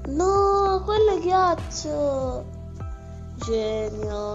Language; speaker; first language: Italian; early bilingual, other home language; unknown